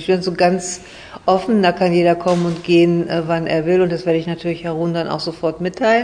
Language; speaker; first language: German; native; German